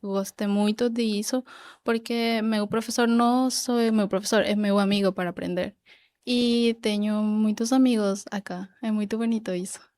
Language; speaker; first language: Portuguese; non-native, learner; Spanish